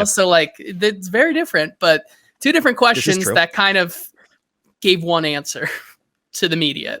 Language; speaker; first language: English; native; English